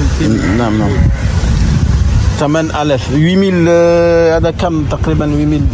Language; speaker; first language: Arabic; non-native, learner; French